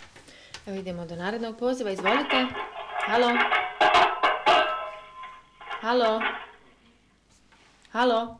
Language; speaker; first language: Serbian; native; Serbian